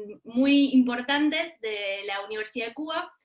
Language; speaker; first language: Spanish; native; Spanish